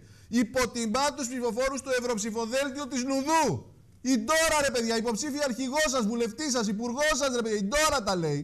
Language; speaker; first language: Greek; native; Greek